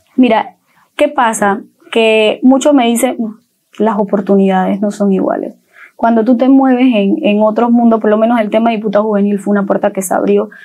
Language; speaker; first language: Spanish; native; Spanish